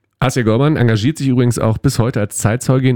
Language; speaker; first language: German; native; German